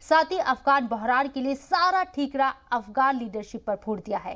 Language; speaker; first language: Hindi; native; Hindi